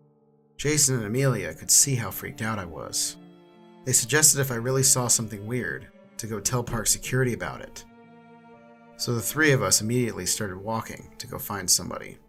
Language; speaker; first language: English; native; English